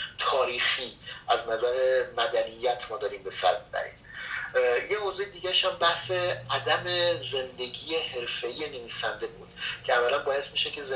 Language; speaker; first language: Persian; non-native, local second language; Kurdish